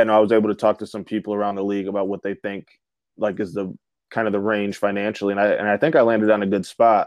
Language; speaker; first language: English; native; English